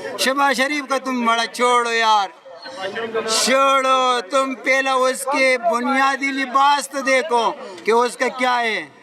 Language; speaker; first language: Urdu; non-native, local second language; Pashto